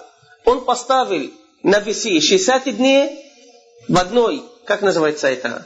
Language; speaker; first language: Russian; non-native, fluent; Arabic